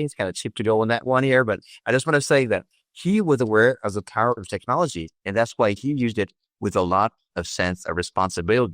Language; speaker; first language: English; non-native, fluent; French